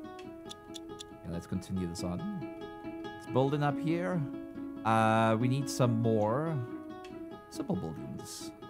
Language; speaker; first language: English; native; English